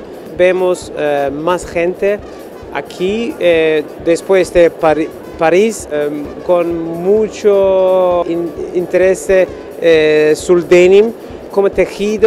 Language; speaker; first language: Spanish; non-native, learner; Turkish